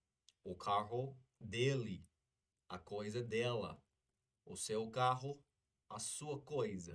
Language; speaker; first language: Portuguese; non-native, fluent; English